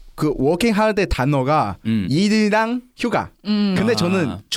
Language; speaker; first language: Korean; non-native, learner; Chinese